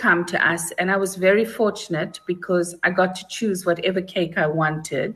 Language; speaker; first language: English; native; English